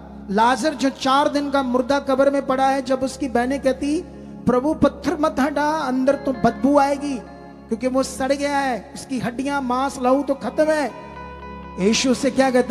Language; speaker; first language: Hindi; native; Hindi